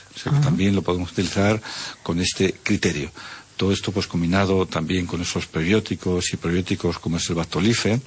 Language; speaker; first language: Spanish; native; Spanish